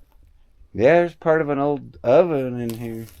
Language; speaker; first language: English; native; English